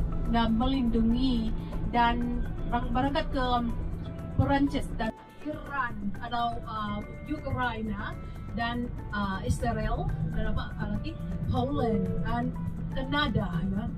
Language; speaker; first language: Indonesian; non-native, fluent; Vietnamese